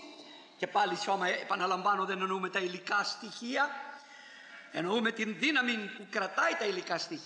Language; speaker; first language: Greek; native; Greek